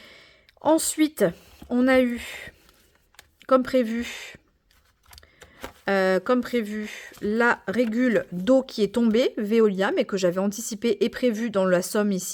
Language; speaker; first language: French; native; French